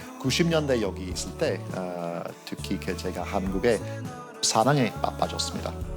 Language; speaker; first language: Korean; non-native, fluent; English